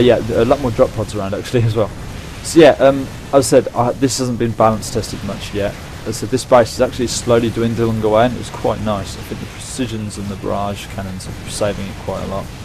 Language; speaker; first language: English; native; English